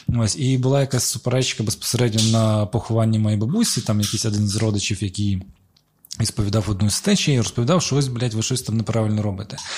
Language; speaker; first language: Ukrainian; non-native, local second language; Russian